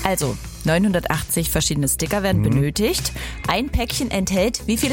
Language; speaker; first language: German; native; German